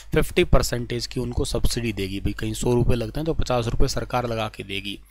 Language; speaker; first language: Hindi; native; Hindi